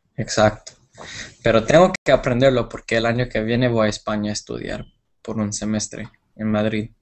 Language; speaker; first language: Spanish; non-native, fluent; English